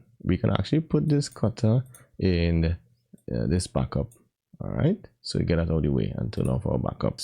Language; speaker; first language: English; native; English